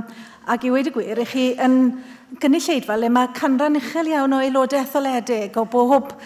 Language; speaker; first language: Welsh; native; Welsh